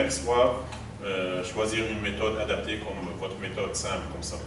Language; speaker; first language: French; non-native, fluent; Arabic